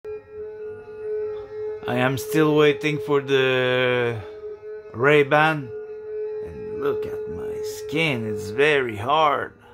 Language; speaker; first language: English; non-native, learner; French